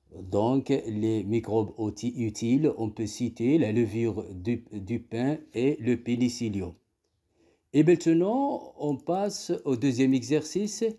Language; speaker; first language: French; non-native, local second language; Arabic